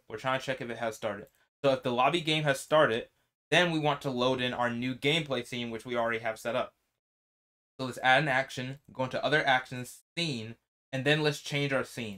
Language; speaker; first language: English; native; English